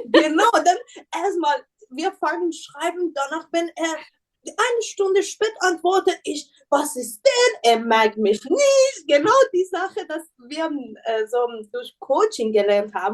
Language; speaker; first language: German; non-native, learner; Persian